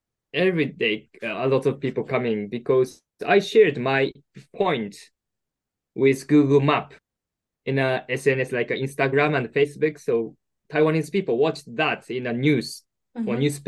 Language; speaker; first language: English; non-native, learner; Japanese